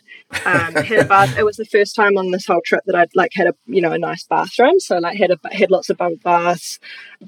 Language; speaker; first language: English; native; English